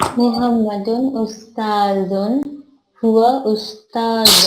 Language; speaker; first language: Arabic; non-native, learner; Bangla